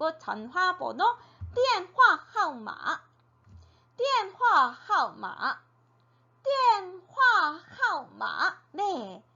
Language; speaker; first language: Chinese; non-native, fluent; Korean